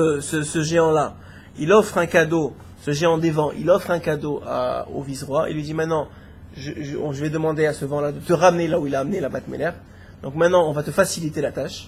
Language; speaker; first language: French; native; French